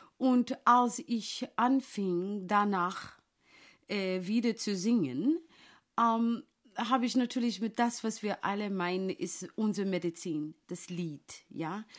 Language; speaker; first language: German; non-native, fluent; English